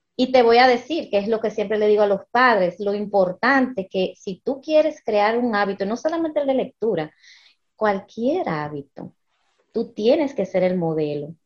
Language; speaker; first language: Spanish; early bilingual, heritage; Spanish